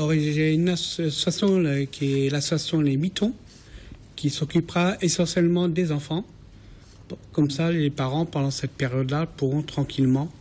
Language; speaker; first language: French; native; French